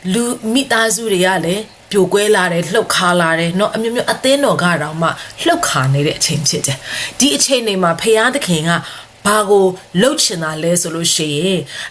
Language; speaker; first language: Burmese; non-native, local second language; Tedim Chin